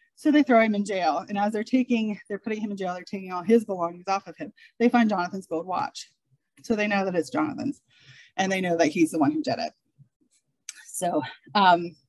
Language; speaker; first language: English; native; English